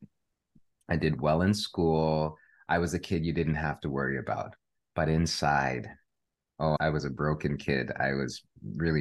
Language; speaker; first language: English; native; English